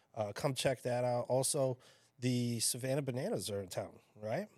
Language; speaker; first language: English; native; English